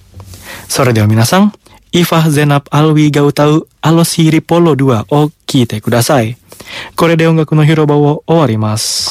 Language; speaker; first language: Japanese; non-native, fluent; Indonesian